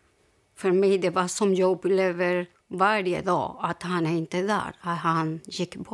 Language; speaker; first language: Swedish; non-native, learner; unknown